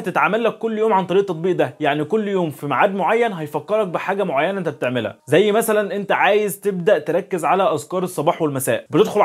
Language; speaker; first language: Arabic; native; Arabic